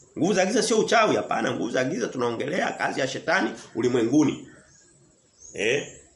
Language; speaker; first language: Swahili; native; Swahili